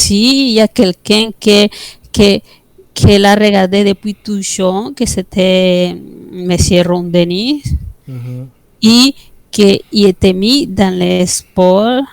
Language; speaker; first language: French; non-native, fluent; Spanish